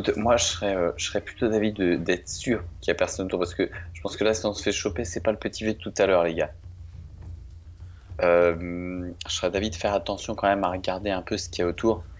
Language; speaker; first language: French; native; French